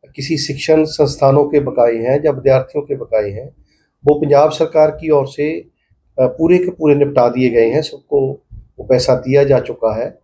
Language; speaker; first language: Hindi; non-native, local second language; Punjabi